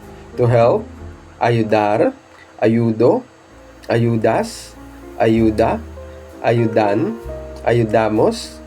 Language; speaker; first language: Spanish; non-native, learner; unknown